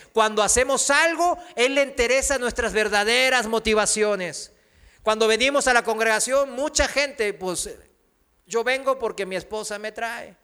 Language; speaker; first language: Spanish; non-native, fluent; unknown